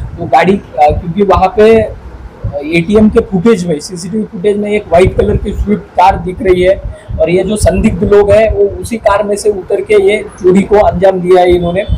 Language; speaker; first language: Hindi; non-native, local second language; Marathi